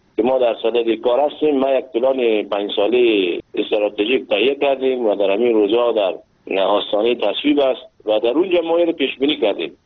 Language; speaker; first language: Persian; native; Persian